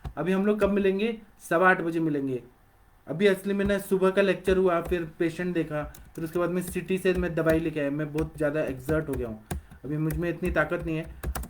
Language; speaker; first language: Hindi; non-native, local second language; Marathi